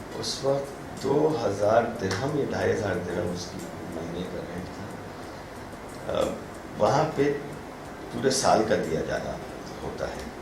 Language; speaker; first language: Urdu; native; Urdu